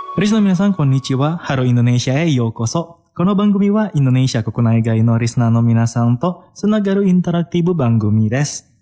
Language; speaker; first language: Japanese; non-native, fluent; Indonesian